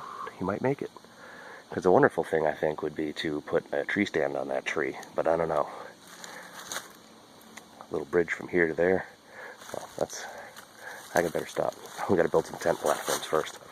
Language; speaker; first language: English; native; English